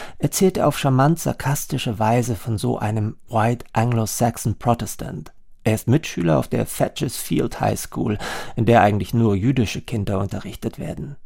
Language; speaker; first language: German; native; German